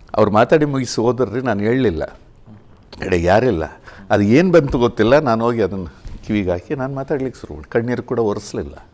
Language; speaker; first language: Kannada; early bilingual, heritage; Kannada